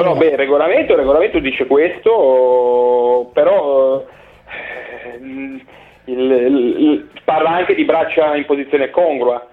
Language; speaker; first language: Italian; native; Italian